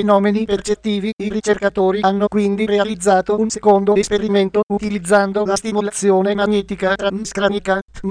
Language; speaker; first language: Italian; native; Italian